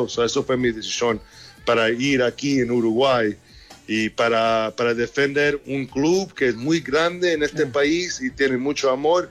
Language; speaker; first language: Spanish; early bilingual, heritage; English